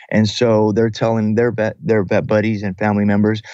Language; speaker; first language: English; early bilingual, other home language; Russian